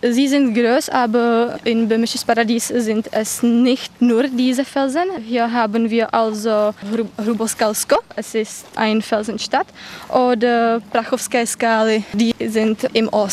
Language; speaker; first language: German; non-native, learner; Czech